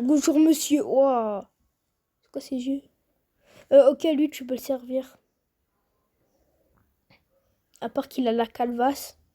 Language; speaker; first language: French; native; French